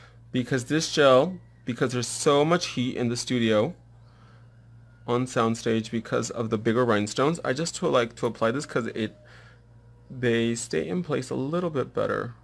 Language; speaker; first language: English; early bilingual, other home language; Spanish